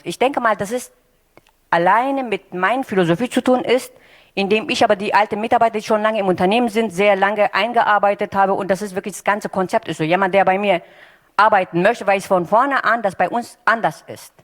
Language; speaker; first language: German; non-native, fluent; Turkish